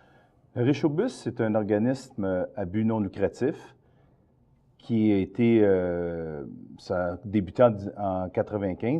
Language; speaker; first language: French; native; French